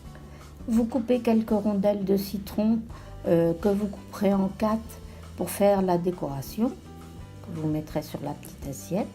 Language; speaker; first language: French; native; French